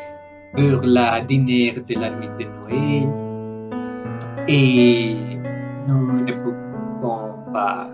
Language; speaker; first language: French; non-native, learner; Spanish